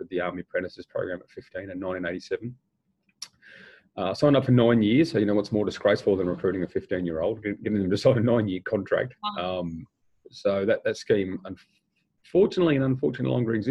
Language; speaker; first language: English; native; English